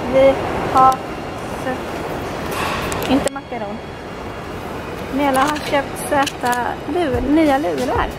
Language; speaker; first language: Swedish; native; Swedish